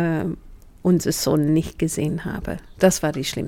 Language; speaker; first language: German; non-native, fluent; English